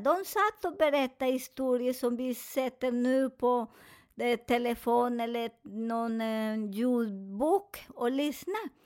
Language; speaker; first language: Swedish; non-native, learner; Spanish